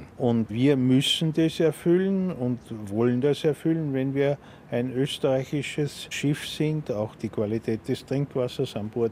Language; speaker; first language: German; native; German